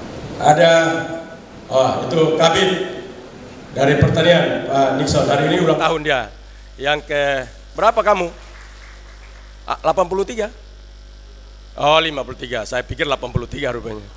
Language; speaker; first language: Indonesian; native; Indonesian